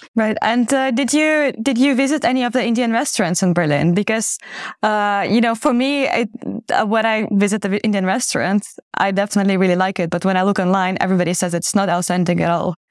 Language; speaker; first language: English; non-native, fluent; Ukrainian